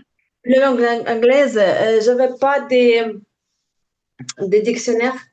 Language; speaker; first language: French; non-native, learner; Ukrainian